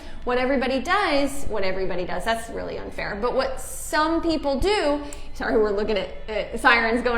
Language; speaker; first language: English; native; English